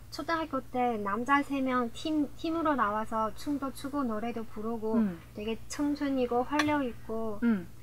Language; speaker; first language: Korean; early bilingual, heritage; Korean